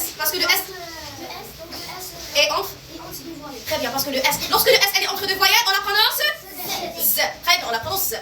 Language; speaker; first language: French; non-native, local second language; Arabic